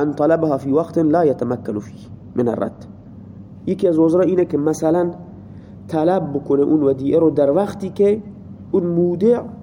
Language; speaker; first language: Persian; non-native, local second language; Baluchi